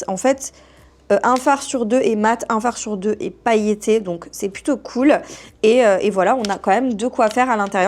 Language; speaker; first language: French; native; French